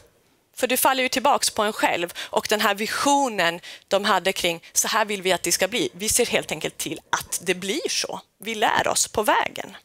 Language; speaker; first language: Swedish; native; Swedish